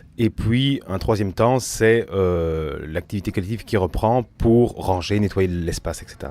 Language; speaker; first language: French; native; French